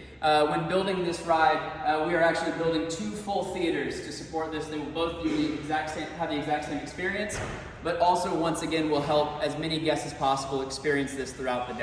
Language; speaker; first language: English; native; English